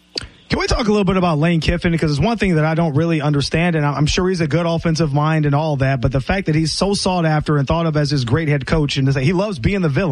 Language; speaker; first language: English; native; English